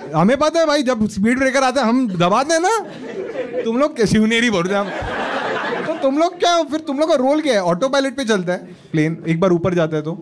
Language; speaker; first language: Hindi; non-native, local second language; Marathi